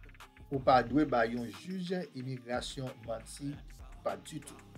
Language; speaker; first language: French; non-native, learner; Haitian Creole